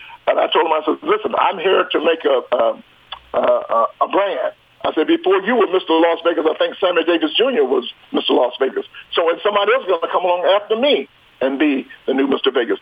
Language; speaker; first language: English; native; English